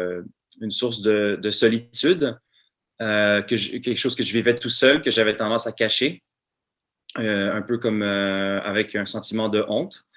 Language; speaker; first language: French; native; French